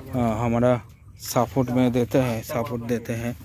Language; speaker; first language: Hindi; non-native, local second language; Bangla